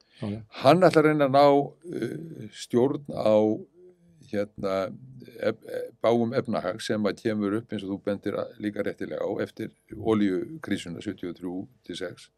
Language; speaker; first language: Icelandic; native; Icelandic